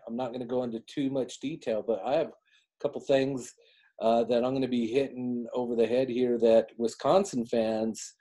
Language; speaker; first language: English; native; English